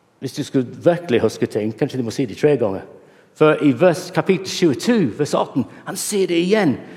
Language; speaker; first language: Norwegian; non-native, fluent; English